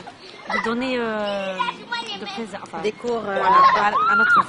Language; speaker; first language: French; non-native, local second language; Arabic